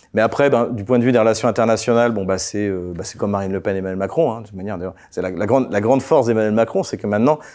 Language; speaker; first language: French; native; French